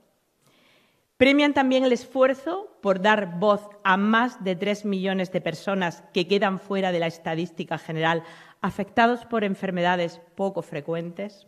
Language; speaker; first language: Spanish; native; Spanish